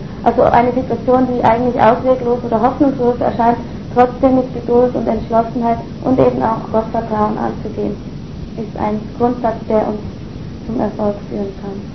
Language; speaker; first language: German; native; German